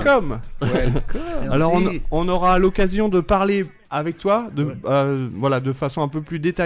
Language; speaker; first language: French; native; French